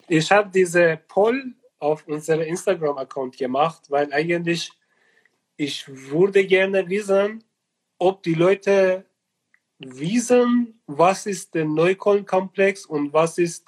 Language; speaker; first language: German; non-native, learner; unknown